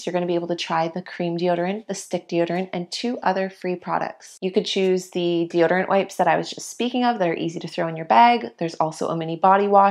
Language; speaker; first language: English; native; English